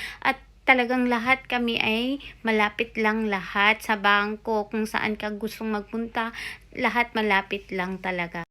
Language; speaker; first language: Filipino; native; Filipino